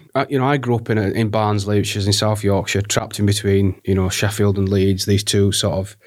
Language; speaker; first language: English; native; English